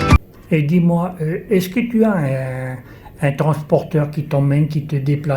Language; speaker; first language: French; native; French